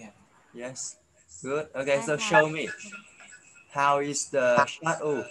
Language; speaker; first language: English; non-native, fluent; Vietnamese